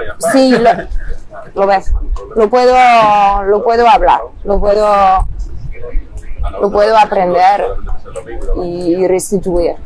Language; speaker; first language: Spanish; non-native, fluent; French